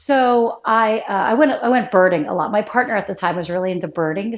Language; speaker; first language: English; native; English